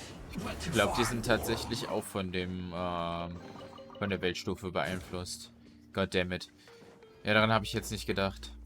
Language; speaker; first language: German; native; German